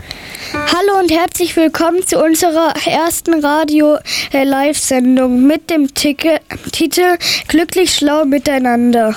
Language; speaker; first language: German; native; German